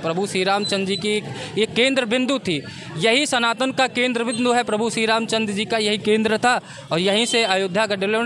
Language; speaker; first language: Hindi; native; Hindi